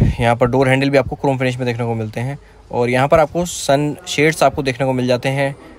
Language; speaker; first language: Hindi; native; Hindi